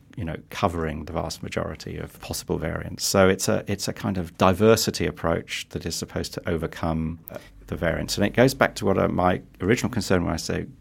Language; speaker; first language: English; native; English